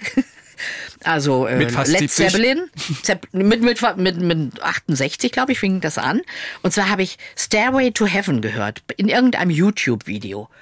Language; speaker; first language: German; native; German